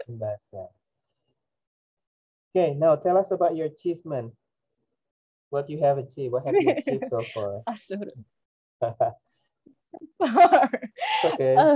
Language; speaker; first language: English; non-native, fluent; Indonesian